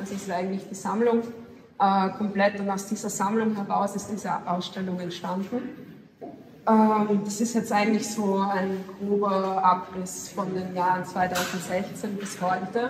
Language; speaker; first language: German; native; German